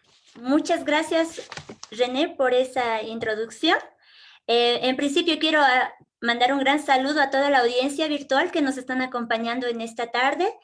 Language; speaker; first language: Spanish; native; Spanish